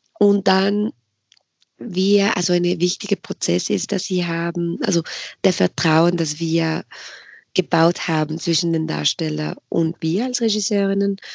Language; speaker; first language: German; non-native, fluent; Spanish